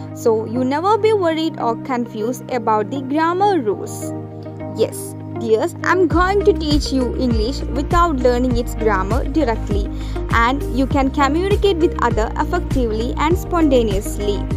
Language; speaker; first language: English; non-native, local second language; Malayalam